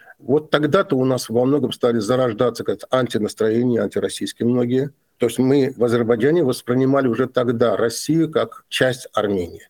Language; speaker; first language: Russian; non-native, local second language; Azerbaijani